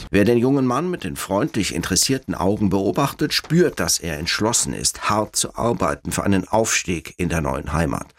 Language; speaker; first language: German; native; German